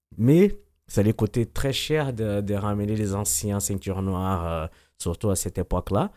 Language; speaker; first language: French; non-native, fluent; Portuguese